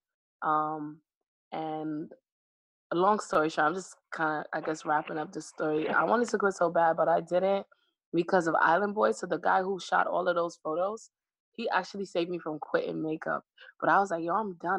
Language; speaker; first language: English; native; English